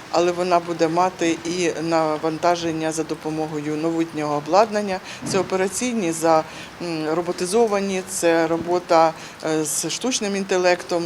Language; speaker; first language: Ukrainian; native; Ukrainian